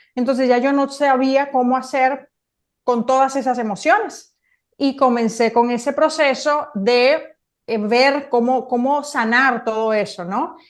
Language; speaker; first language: Spanish; native; Spanish